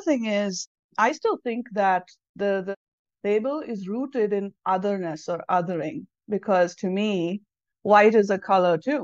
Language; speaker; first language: English; non-native, local second language; Tamil